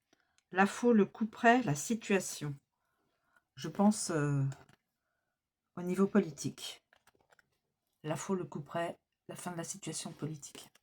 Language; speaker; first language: French; native; French